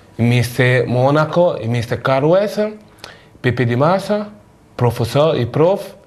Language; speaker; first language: Italian; non-native, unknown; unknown